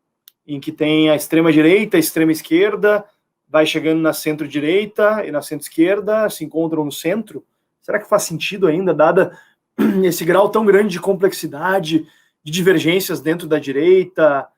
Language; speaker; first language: Portuguese; native; Portuguese